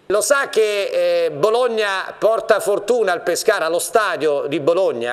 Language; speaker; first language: Italian; native; Italian